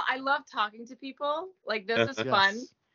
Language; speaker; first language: English; non-native, fluent; French